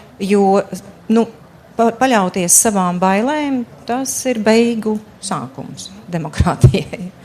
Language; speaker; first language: Latvian; native; Latvian